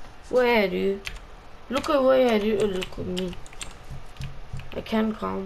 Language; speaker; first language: English; non-native, learner; Romanian